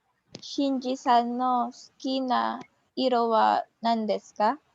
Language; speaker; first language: Japanese; non-native, learner; Filipino